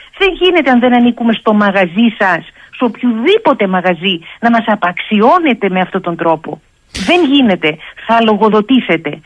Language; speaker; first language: Greek; native; Greek